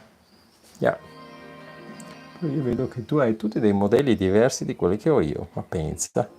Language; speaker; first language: Italian; non-native, fluent; German